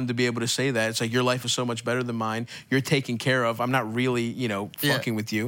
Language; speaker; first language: English; native; English